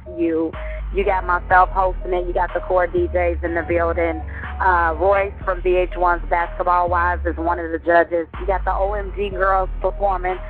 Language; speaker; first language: English; native; English